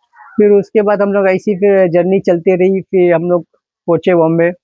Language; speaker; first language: Hindi; native; Hindi